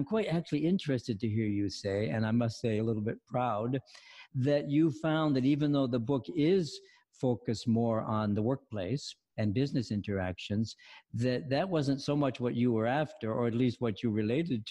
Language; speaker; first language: English; native; English